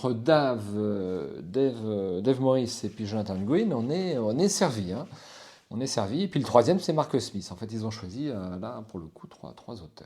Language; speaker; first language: French; native; French